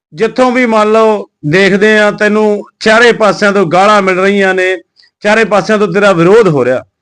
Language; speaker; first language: Punjabi; native; Punjabi